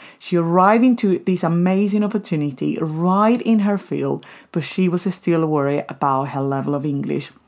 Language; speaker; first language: English; non-native, fluent; Spanish